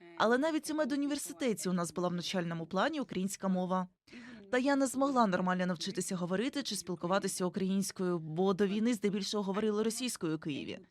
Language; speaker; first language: Ukrainian; non-native, fluent; Igbo